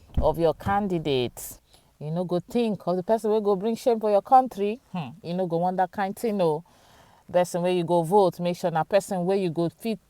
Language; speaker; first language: Nigerian Pidgin; native; Nigerian Pidgin